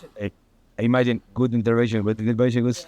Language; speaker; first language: English; non-native, learner; Spanish